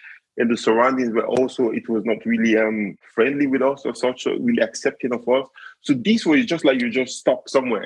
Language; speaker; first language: English; non-native, local second language; Krio